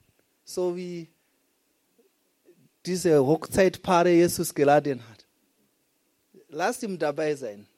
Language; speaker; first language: German; non-native, fluent; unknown